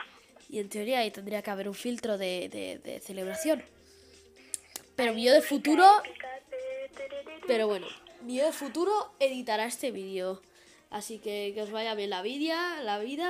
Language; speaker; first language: Spanish; native; Spanish